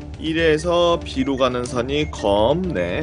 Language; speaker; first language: Korean; native; Korean